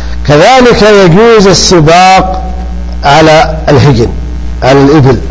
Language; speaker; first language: Arabic; native; Arabic